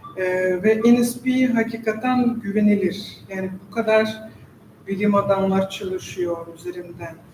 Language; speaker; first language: Turkish; non-native, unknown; Russian